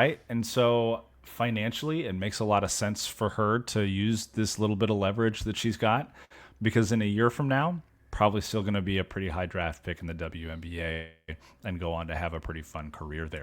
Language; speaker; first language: English; native; English